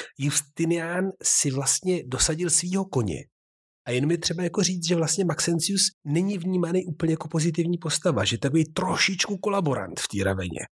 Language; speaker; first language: Czech; native; Czech